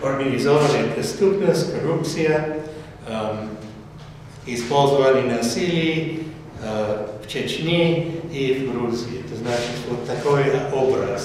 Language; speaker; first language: Russian; non-native, fluent; English